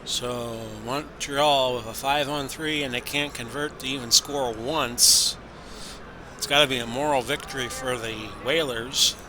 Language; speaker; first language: English; native; English